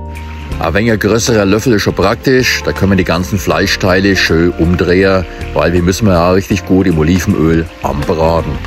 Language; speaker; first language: German; native; German